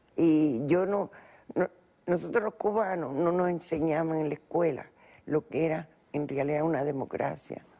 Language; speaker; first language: Spanish; native; Spanish